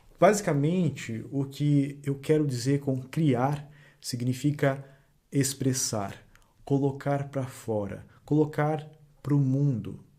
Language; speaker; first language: Portuguese; native; Portuguese